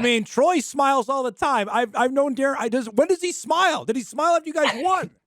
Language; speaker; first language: English; native; English